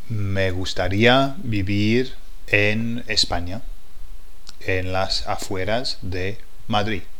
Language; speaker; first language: Spanish; non-native, fluent; English